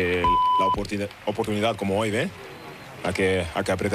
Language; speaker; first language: Spanish; non-native, learner; German